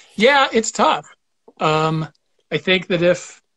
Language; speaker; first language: English; native; English